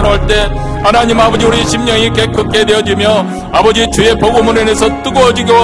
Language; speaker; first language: Korean; native; Korean